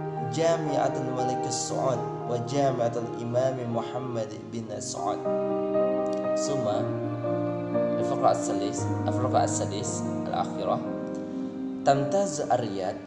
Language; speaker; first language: Arabic; non-native, learner; Indonesian